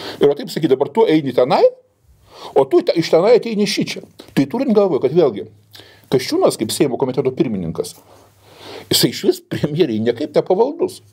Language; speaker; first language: Lithuanian; native; Lithuanian